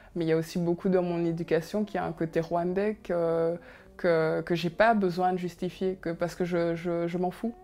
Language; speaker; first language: French; early bilingual, other home language; Kinyarwanda